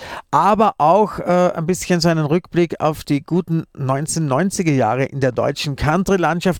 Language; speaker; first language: German; native; German